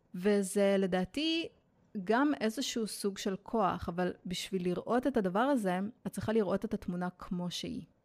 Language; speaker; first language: Hebrew; native; Hebrew